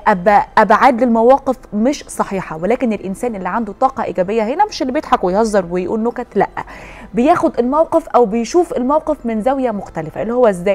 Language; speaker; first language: Arabic; native; Arabic